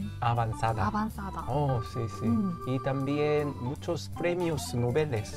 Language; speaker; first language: Spanish; non-native, learner; Korean